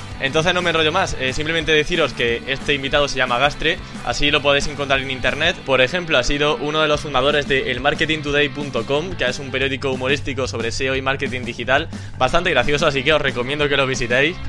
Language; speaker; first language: Spanish; native; Spanish